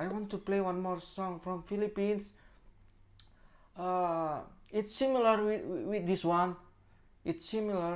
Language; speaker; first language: English; non-native, learner; Indonesian